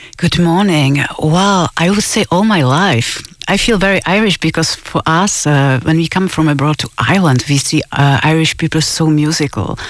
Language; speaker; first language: English; non-native, fluent; Czech